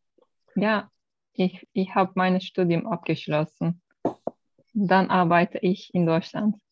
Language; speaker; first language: German; non-native, learner; Turkish